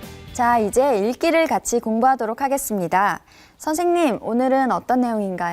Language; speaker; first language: Korean; native; Korean